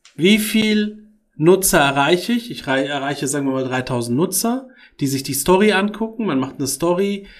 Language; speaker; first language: German; early bilingual, other home language; Arabic